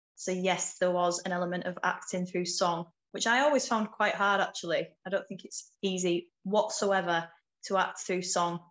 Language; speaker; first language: English; native; English